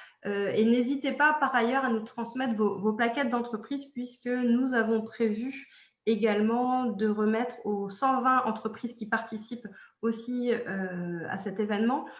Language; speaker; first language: French; native; French